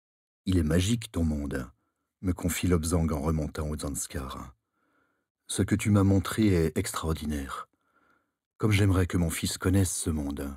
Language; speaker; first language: French; native; French